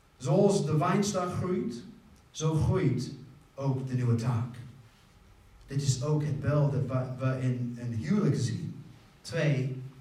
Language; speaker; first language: Dutch; non-native, fluent; English